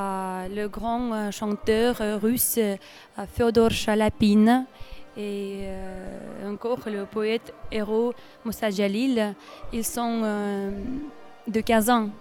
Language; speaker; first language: French; non-native, learner; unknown